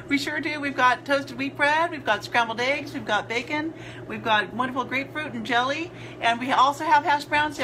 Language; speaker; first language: English; native; English